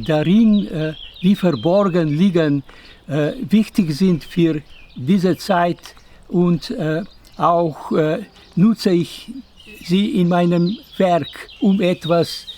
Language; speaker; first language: German; non-native, fluent; Slovenian